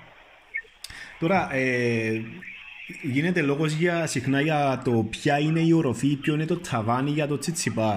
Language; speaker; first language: Greek; native; Greek